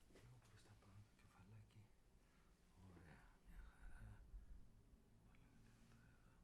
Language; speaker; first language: Greek; native; Greek